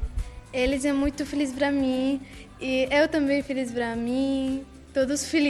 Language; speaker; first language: Portuguese; non-native, learner; Arabic